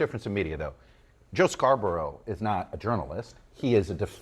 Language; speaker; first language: English; native; English